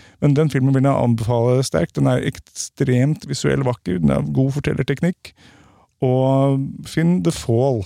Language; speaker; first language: Norwegian; native; Norwegian